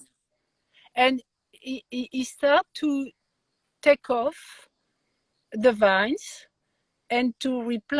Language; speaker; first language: English; non-native, learner; French